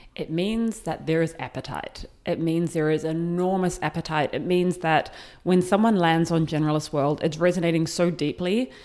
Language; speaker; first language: English; native; English